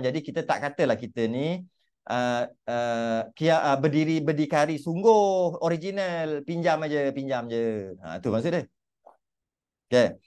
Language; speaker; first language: Malay; native; Malay